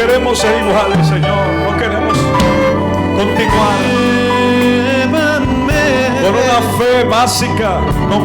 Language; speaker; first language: Spanish; native; Spanish